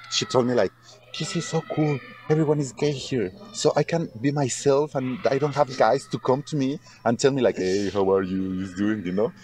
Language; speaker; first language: English; non-native, learner; Spanish